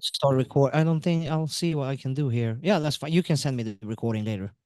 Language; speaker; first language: English; non-native, fluent; Swedish